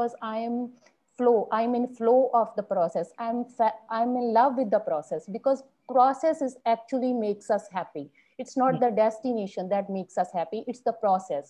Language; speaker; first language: English; non-native, local second language; Punjabi